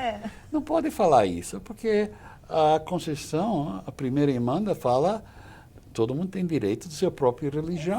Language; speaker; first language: Portuguese; non-native, fluent; English